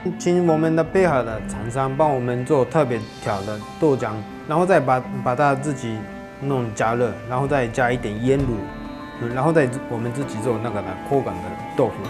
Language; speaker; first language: Chinese; non-native, fluent; Japanese